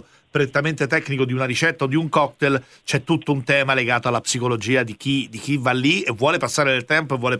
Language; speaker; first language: Italian; native; Italian